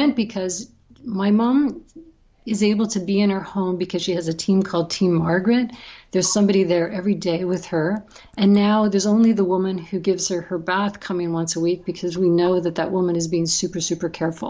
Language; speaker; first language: English; native; English